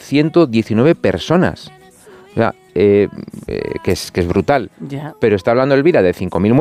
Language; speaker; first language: Spanish; native; Spanish